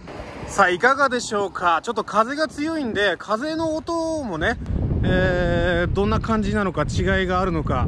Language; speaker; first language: Japanese; native; Japanese